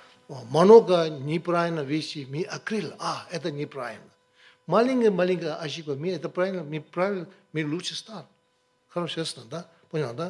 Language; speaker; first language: Russian; non-native, learner; Tibetan